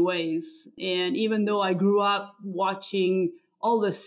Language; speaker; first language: English; non-native, fluent; Spanish